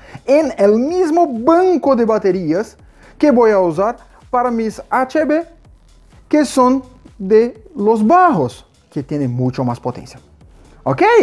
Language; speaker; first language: Spanish; non-native, fluent; Portuguese